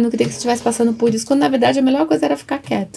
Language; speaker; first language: Portuguese; native; Portuguese